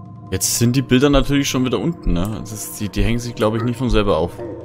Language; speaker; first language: German; native; German